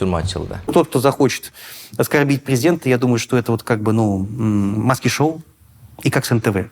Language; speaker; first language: Russian; native; Russian